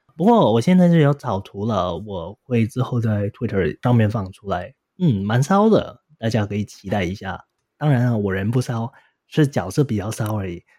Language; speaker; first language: Chinese; non-native, local second language; Cantonese